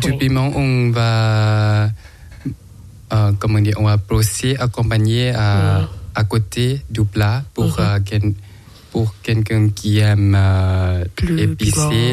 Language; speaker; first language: French; non-native, learner; Thai